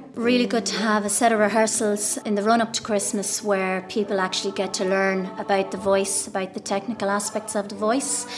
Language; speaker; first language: English; native; English